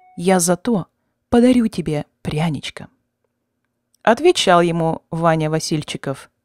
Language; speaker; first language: Russian; native; Russian